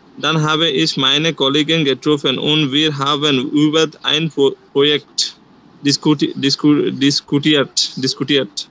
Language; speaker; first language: German; non-native, learner; Bangla